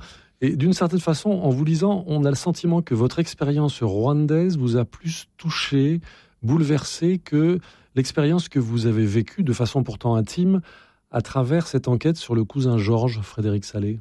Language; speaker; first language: French; native; French